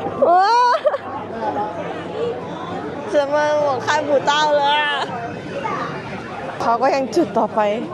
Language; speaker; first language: Chinese; non-native, learner; Thai